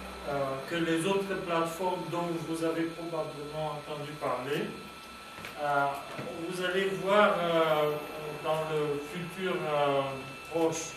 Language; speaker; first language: French; non-native, fluent; Romanian